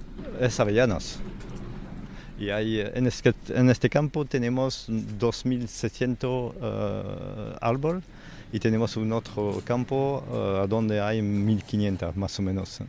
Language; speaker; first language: Spanish; non-native, fluent; French